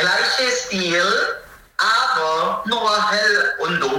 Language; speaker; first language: German; non-native, learner; Filipino